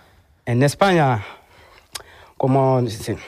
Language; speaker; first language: Spanish; non-native, learner; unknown